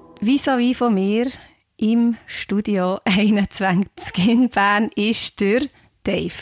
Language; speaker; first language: German; native; German